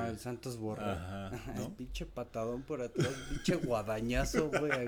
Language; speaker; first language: Spanish; native; Spanish